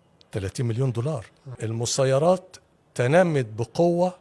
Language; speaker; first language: Arabic; native; Arabic